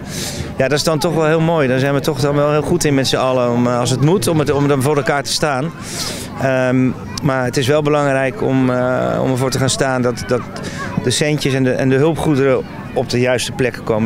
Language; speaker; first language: Dutch; native; Dutch